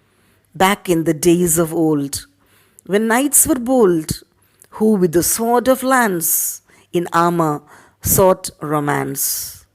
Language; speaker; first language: English; non-native, local second language; Tamil